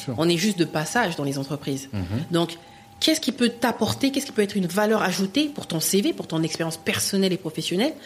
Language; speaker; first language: French; native; French